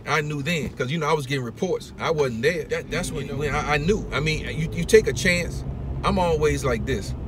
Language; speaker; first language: English; native; English